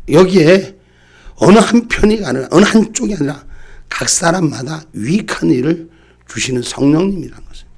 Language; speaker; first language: Korean; native; Korean